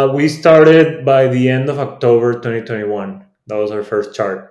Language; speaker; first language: English; non-native, fluent; Spanish